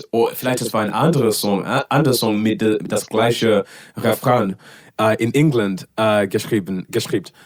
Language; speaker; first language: German; non-native, learner; English